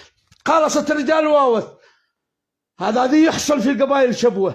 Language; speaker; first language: Arabic; native; Arabic